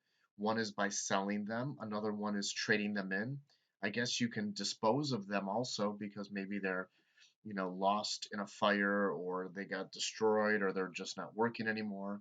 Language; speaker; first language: English; native; English